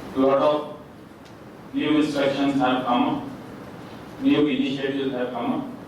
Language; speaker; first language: English; non-native, local second language; Telugu